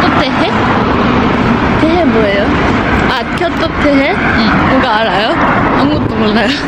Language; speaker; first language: Korean; non-native, learner; Portuguese